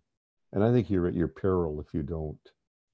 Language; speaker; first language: English; native; English